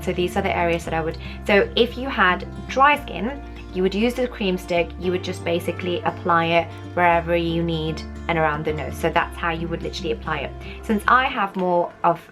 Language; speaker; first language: English; native; English